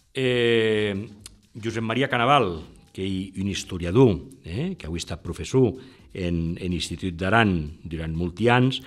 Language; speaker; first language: Catalan; non-native, local second language; Occitan